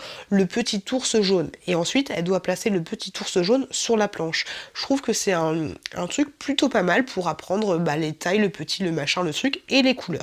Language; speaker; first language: French; native; French